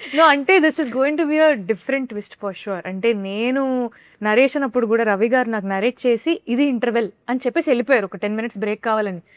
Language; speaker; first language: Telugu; native; Telugu